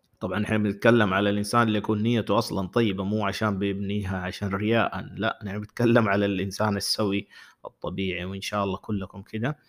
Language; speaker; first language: Arabic; native; Arabic